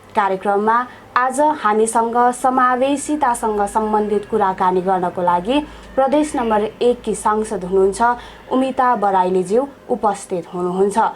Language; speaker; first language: Nepali; native; Nepali